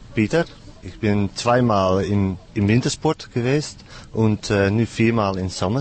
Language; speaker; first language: German; non-native, learner; Dutch